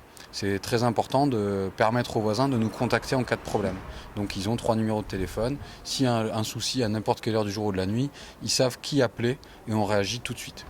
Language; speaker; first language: French; native; French